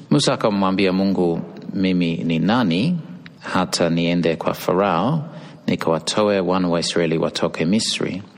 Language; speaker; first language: Swahili; non-native, fluent; English